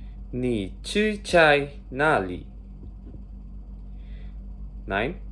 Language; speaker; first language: Chinese; non-native, learner; Indonesian